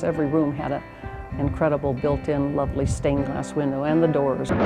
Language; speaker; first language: English; native; English